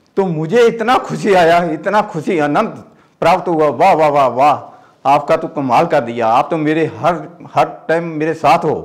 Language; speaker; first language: Hindi; native; Hindi